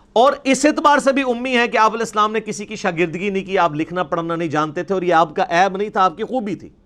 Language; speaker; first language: Urdu; non-native, local second language; Punjabi